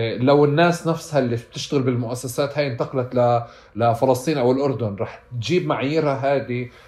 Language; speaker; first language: Arabic; native; Arabic